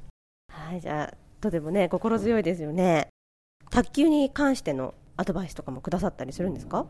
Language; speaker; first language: Japanese; native; Japanese